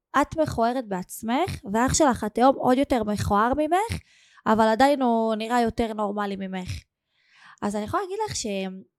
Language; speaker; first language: Hebrew; native; Hebrew